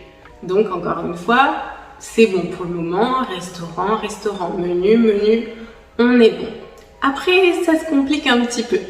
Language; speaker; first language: French; native; French